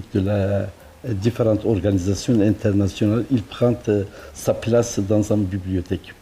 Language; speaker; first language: French; non-native, learner; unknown